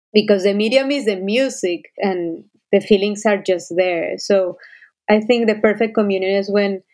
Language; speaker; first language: English; non-native, fluent; Spanish